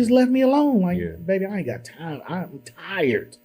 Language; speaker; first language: English; native; English